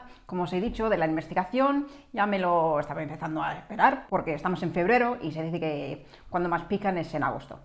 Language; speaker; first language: Spanish; non-native, fluent; English